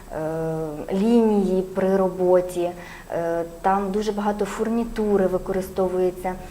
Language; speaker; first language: Ukrainian; native; Ukrainian